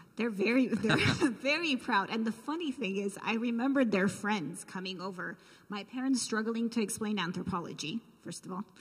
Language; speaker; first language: English; early bilingual, other home language; Armenian